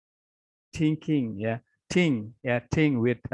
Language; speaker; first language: English; non-native, local second language; Indonesian